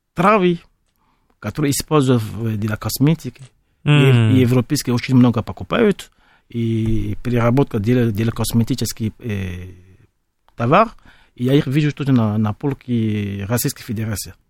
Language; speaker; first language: Russian; non-native, fluent; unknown